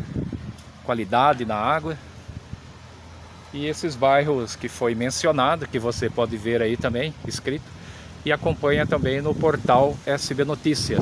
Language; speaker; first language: Portuguese; native; Portuguese